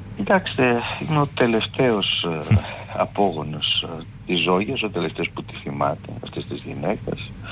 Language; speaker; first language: Greek; native; Greek